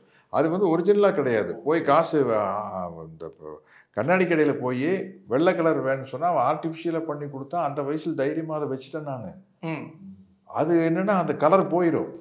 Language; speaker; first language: Tamil; native; Tamil